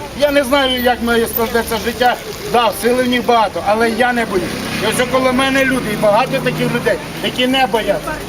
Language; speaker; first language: Ukrainian; native; Ukrainian